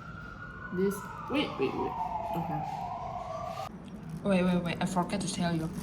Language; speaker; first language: English; non-native, learner; Burmese